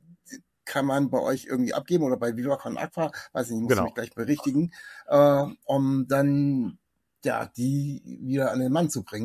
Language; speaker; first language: German; native; German